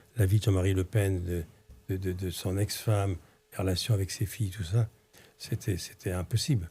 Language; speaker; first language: French; early bilingual, other home language; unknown